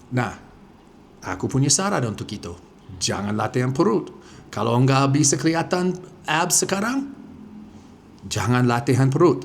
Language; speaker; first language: Indonesian; non-native, fluent; English